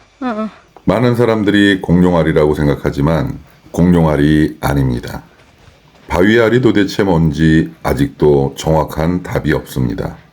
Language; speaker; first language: Korean; native; Korean